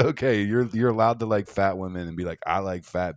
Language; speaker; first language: English; native; English